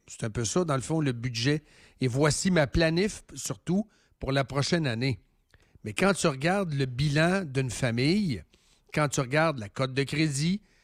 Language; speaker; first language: French; native; French